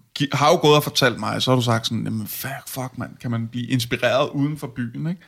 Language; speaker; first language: Danish; native; Danish